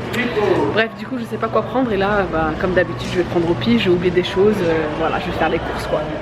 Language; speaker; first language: French; native; French